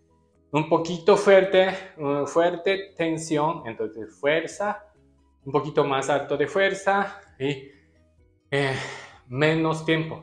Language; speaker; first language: Spanish; non-native, learner; Japanese